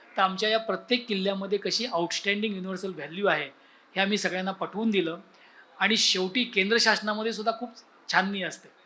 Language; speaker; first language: Marathi; native; Marathi